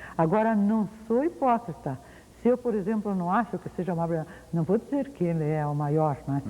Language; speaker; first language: Portuguese; early bilingual, other home language; Ukrainian